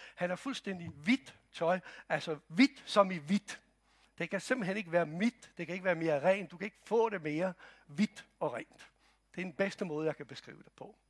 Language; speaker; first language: Danish; non-native, fluent; Croatian